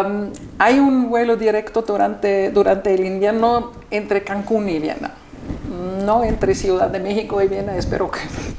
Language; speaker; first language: Spanish; non-native, fluent; German